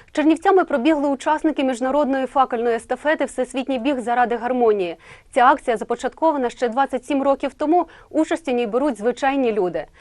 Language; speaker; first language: Ukrainian; native; Ukrainian